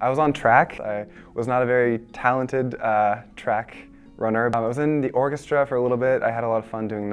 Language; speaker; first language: English; native; English